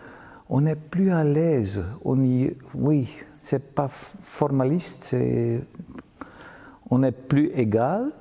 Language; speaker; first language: French; non-native, local second language; Dutch